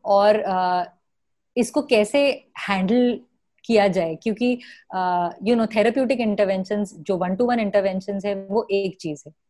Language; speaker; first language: Hindi; non-native, local second language; Marathi